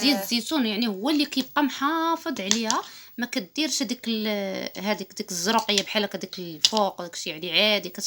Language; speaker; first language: Arabic; native; Arabic